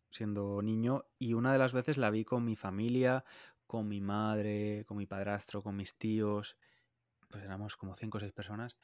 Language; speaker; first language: Spanish; native; Spanish